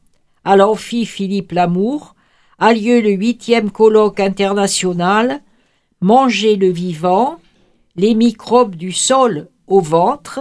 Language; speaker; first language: French; native; French